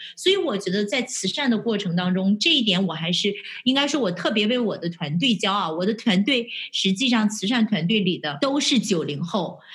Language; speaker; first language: Chinese; native; Chinese